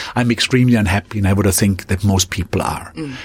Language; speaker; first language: English; non-native, fluent; German